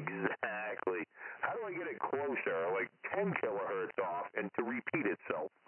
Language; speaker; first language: English; native; English